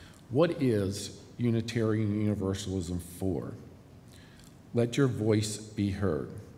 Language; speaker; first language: English; native; English